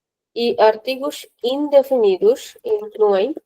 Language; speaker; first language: Portuguese; non-native, fluent; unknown